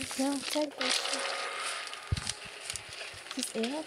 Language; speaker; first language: German; native; German